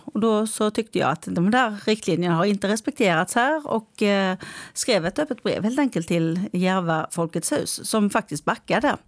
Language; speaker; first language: Swedish; native; Swedish